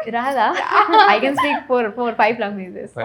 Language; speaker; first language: Telugu; non-native, fluent; Odia